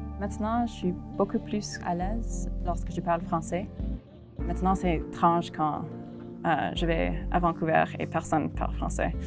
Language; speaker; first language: French; non-native, local second language; English